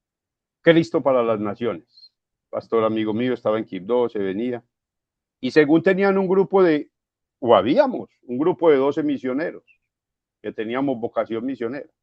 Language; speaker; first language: Spanish; native; Spanish